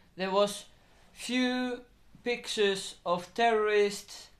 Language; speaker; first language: English; non-native, learner; Finnish